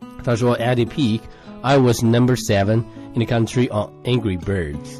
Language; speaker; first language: English; non-native, fluent; Chinese